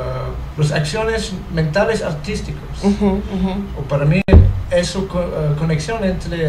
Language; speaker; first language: Spanish; non-native, learner; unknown